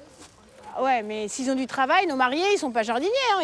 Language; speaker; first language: French; native; French